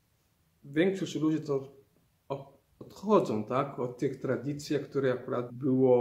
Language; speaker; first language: Polish; non-native, fluent; Somali